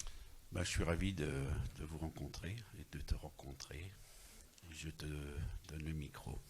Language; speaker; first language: French; native; French